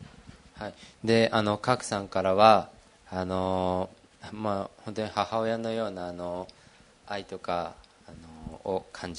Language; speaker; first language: Japanese; early bilingual, other home language; Portuguese